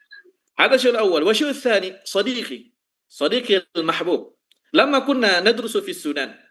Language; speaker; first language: Arabic; non-native, fluent; Indonesian